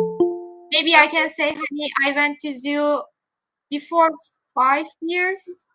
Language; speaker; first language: English; non-native, fluent; Turkish